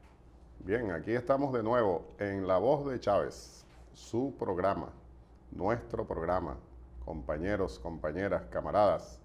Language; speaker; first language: Spanish; native; Spanish